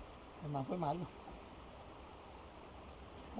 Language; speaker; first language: Spanish; native; Spanish